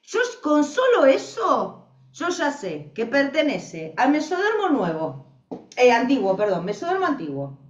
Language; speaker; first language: Spanish; native; Spanish